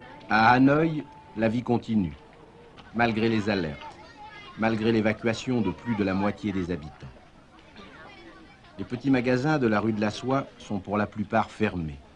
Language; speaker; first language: French; native; French